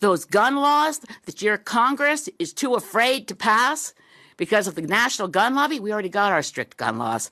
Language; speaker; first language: English; native; English